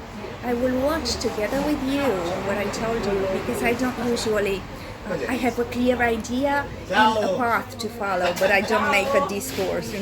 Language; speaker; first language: English; non-native, fluent; Italian